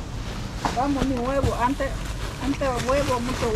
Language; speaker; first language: Spanish; non-native, learner; Filipino